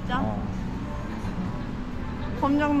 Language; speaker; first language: Korean; non-native, fluent; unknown